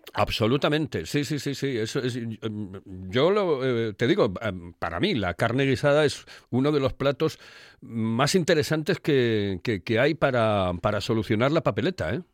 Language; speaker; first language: Spanish; native; Spanish